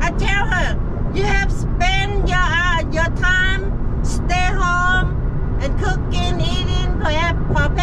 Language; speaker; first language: English; non-native, learner; Vietnamese